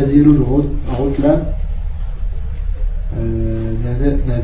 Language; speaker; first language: Arabic; non-native, learner; French